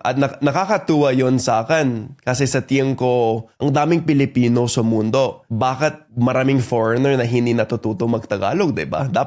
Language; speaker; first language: Filipino; non-native, fluent; English